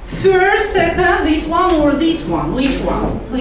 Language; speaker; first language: English; non-native, fluent; Azerbaijani